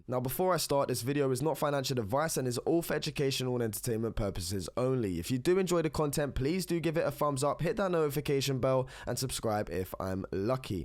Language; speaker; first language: English; native; English